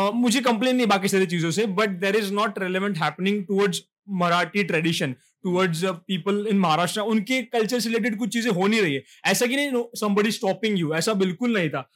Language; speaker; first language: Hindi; non-native, local second language; Marathi